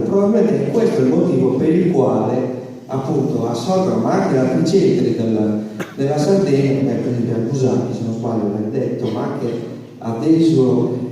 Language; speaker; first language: Italian; native; Italian